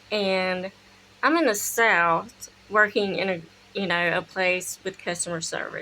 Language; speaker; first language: English; native; English